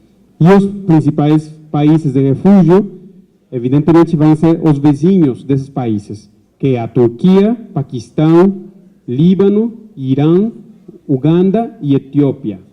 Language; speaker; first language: Portuguese; non-native, fluent; Spanish